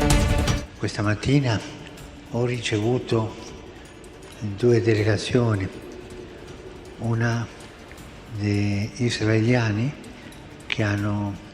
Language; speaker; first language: Italian; non-native, fluent; Spanish